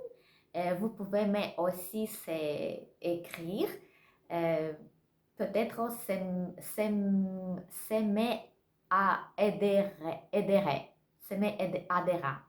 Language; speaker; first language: French; non-native, learner; Russian